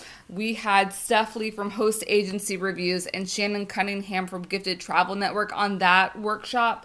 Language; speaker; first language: English; native; English